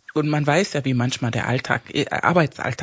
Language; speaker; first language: German; non-native, fluent; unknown